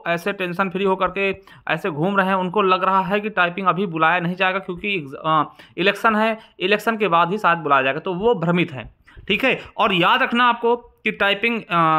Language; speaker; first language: Hindi; native; Hindi